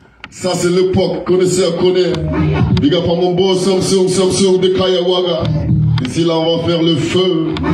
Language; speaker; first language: French; non-native, local second language; Mossi